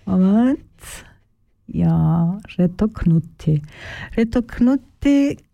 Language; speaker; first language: German; non-native, learner; Turkish